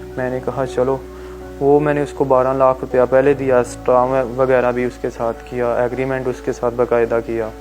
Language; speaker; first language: Urdu; non-native, local second language; Punjabi